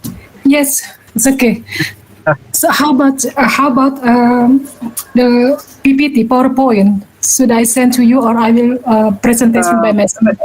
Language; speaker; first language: English; non-native, learner; Balinese